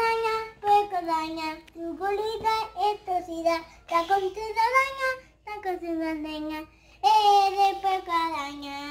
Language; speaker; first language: Spanish; early bilingual, heritage; Spanish